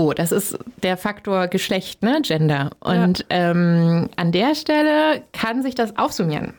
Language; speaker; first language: German; native; German